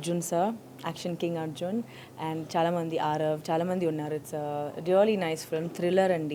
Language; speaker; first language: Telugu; non-native, fluent; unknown